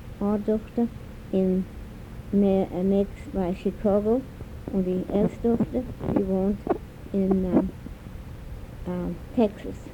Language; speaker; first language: German; early bilingual, heritage; German